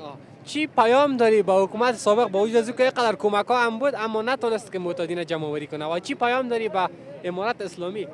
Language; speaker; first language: Persian; native; Persian